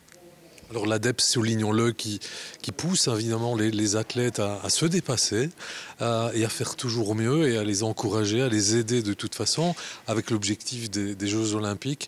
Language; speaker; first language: French; native; French